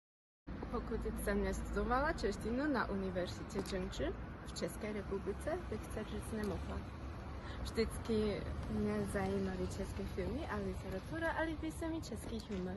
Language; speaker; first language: Czech; non-native, fluent; Chinese